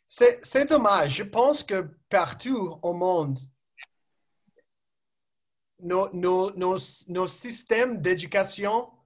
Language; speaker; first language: French; non-native, learner; English